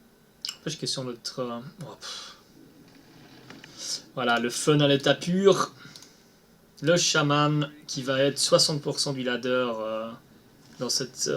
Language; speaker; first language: French; native; French